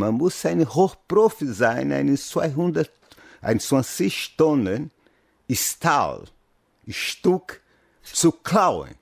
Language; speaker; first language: German; non-native, fluent; Portuguese